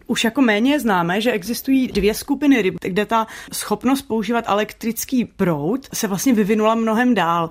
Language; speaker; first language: Czech; native; Czech